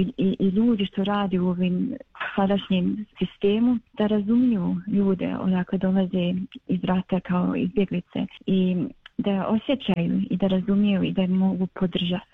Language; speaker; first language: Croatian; early bilingual, other home language; Bosnian